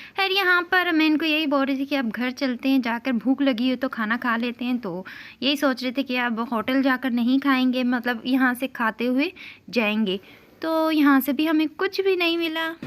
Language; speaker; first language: Urdu; native; Urdu